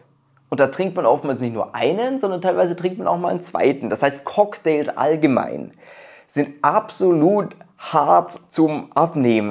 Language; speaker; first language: German; native; German